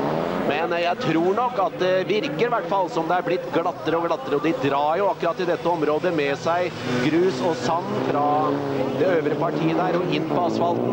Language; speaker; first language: Norwegian; native; Norwegian